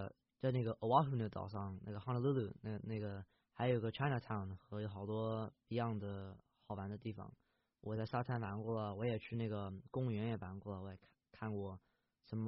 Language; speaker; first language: Chinese; early bilingual, heritage; Chinese